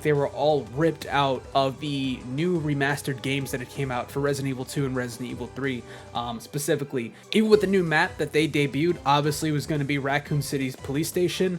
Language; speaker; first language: English; native; English